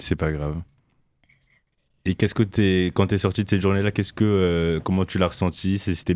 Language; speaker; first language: French; native; French